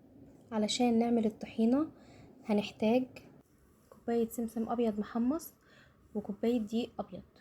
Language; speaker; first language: Arabic; native; Arabic